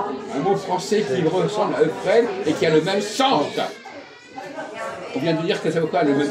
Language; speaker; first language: French; native; French